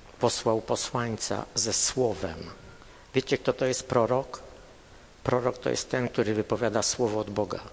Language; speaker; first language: Polish; native; Polish